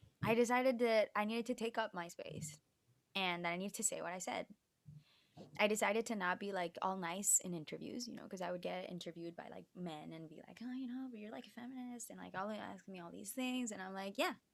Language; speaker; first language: English; early bilingual, other home language; Spanish